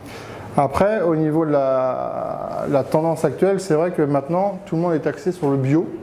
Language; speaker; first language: French; native; French